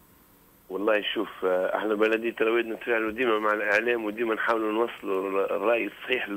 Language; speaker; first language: Arabic; native; Arabic